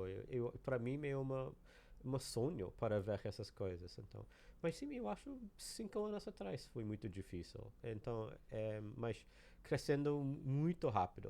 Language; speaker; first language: Portuguese; non-native, learner; English